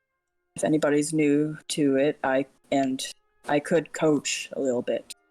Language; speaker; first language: English; native; English